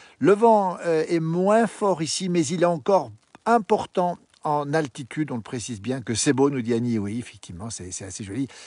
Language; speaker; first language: French; native; French